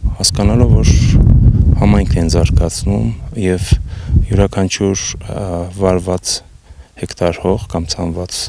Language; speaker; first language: Armenian; native; Armenian